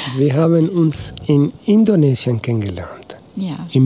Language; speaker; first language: German; non-native, learner; Spanish